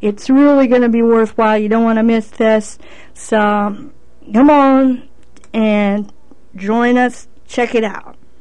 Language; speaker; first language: English; native; English